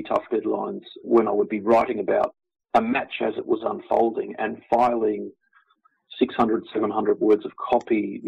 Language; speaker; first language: English; native; English